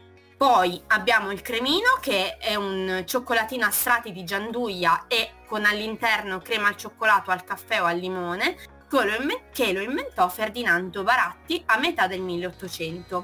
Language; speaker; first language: Italian; native; Italian